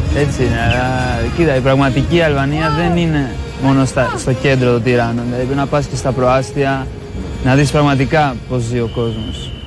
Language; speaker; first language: Greek; early bilingual, other home language; Albanian